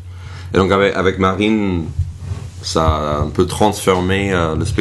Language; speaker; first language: French; non-native, fluent; English